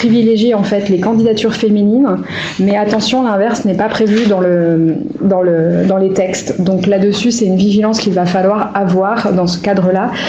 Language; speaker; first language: French; native; French